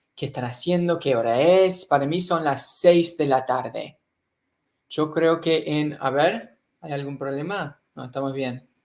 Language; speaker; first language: Spanish; non-native, fluent; English